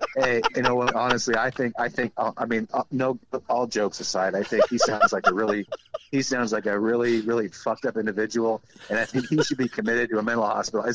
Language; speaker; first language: English; native; English